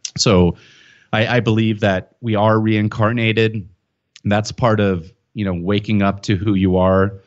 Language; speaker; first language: English; native; English